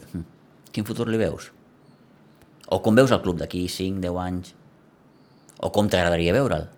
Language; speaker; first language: Catalan; native; Catalan